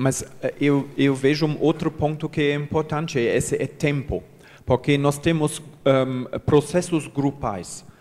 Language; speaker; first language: Portuguese; non-native, learner; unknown